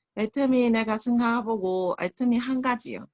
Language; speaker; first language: Korean; non-native, learner; Chinese